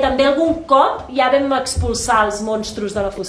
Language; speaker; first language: Catalan; native; Catalan